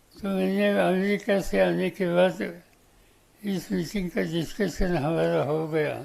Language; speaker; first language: Hindi; non-native, local second language; Marathi